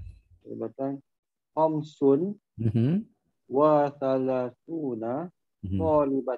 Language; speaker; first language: Arabic; non-native, learner; Malay